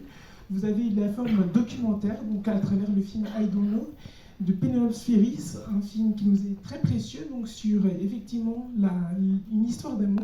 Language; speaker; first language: French; native; French